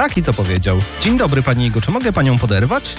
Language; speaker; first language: Polish; native; Polish